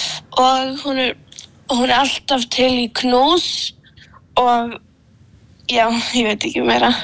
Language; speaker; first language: Icelandic; early bilingual, other home language; Polish